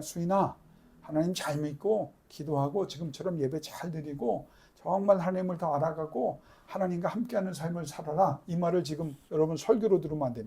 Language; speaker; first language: Korean; native; Korean